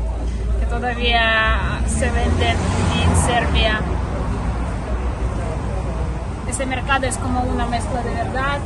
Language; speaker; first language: Spanish; non-native, learner; Russian